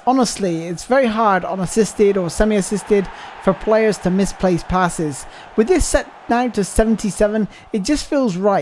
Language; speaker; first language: English; native; English